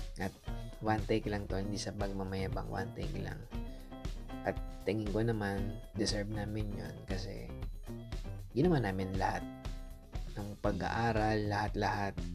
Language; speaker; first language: Filipino; native; Filipino